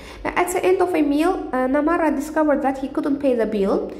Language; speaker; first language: English; non-native, fluent; Azerbaijani